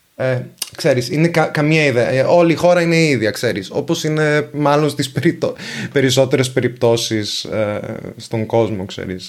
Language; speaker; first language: Greek; non-native, fluent; Venetian